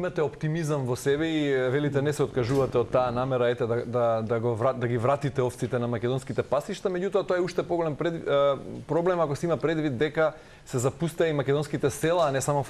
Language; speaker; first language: Macedonian; native; Macedonian